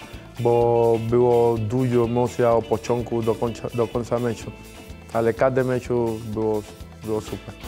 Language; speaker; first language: Polish; non-native, fluent; Spanish